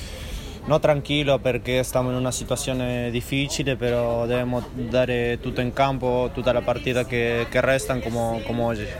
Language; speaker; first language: Italian; non-native, learner; Spanish